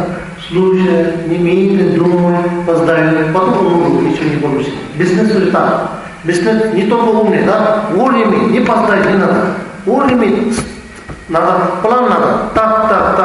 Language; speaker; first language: Russian; non-native, learner; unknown